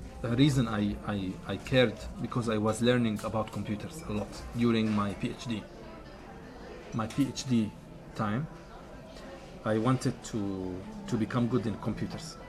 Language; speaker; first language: English; non-native, fluent; Arabic